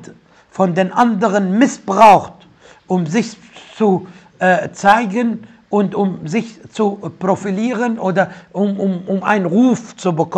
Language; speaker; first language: German; non-native, fluent; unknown